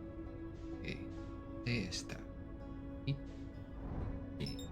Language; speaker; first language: Spanish; non-native, learner; English